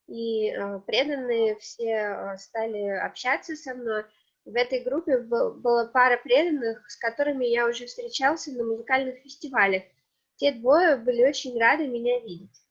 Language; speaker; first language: Russian; native; Russian